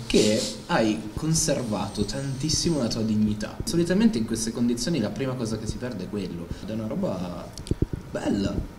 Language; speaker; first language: Italian; native; Italian